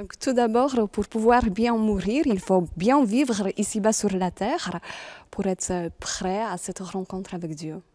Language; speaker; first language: French; non-native, fluent; Polish